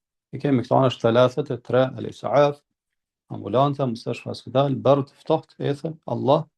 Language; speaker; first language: Arabic; non-native, fluent; Albanian